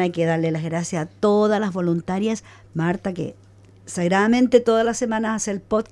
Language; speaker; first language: Spanish; native; Spanish